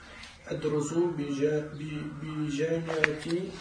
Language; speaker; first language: Arabic; non-native, learner; French